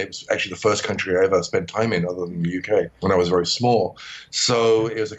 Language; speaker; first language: English; native; English